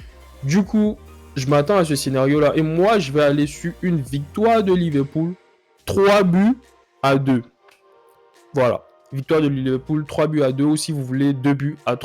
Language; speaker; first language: French; native; French